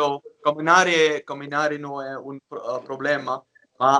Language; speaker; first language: Italian; non-native, learner; Dutch